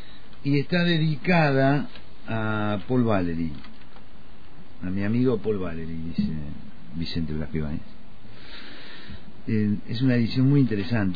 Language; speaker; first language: Spanish; native; Spanish